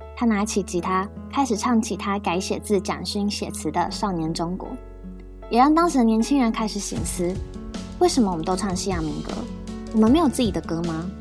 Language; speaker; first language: Chinese; native; Chinese